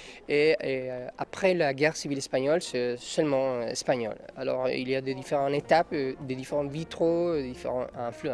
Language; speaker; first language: French; non-native, learner; Spanish